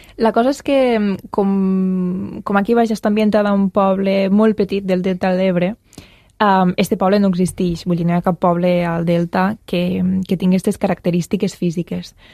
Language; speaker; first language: Catalan; native; Catalan